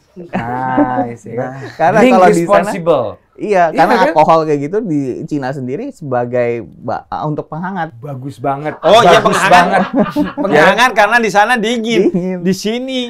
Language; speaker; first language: Indonesian; native; Indonesian